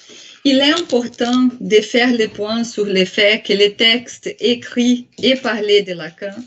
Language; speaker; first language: French; non-native, fluent; Portuguese